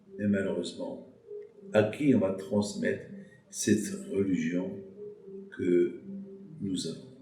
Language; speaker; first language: French; non-native, local second language; Arabic